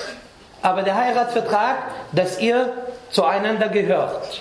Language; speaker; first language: German; non-native, fluent; Arabic